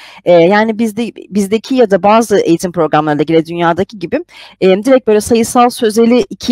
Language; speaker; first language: Turkish; native; Turkish